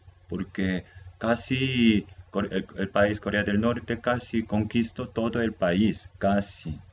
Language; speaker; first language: Spanish; non-native, fluent; Korean